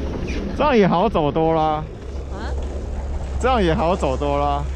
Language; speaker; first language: Chinese; native; Chinese